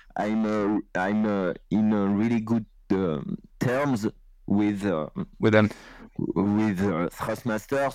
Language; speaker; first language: English; non-native, learner; French